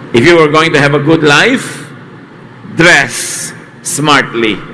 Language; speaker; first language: English; non-native, local second language; Filipino